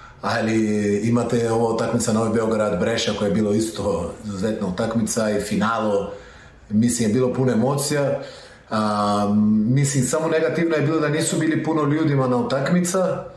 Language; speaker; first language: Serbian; non-native, learner; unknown